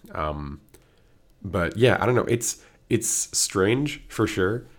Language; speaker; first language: English; native; English